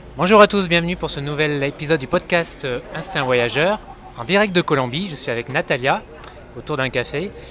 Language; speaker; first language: French; native; French